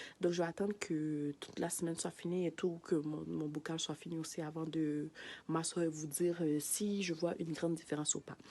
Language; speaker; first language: French; native; French